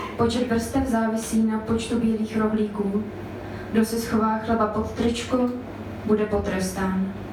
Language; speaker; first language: Czech; native; Czech